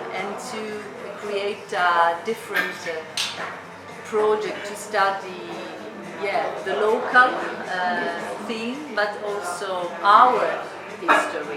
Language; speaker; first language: English; non-native, fluent; Italian